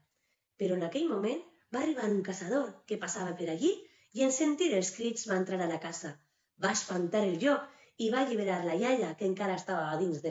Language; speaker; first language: Catalan; native; Catalan